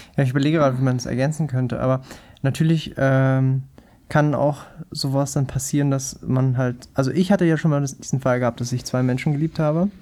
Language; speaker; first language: German; native; German